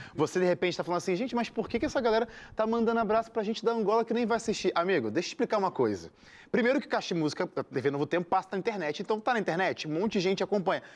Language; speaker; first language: Portuguese; native; Portuguese